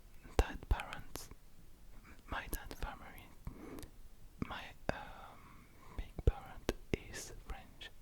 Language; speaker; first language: English; non-native, learner; French